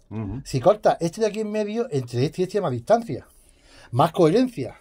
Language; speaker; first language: Spanish; native; Spanish